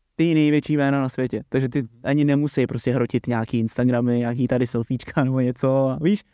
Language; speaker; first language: Czech; native; Czech